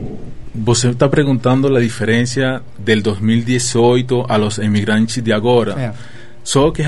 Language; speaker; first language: Portuguese; non-native, learner; Spanish